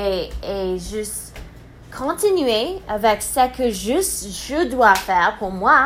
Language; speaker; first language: French; non-native, learner; English